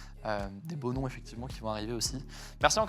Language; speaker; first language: French; native; French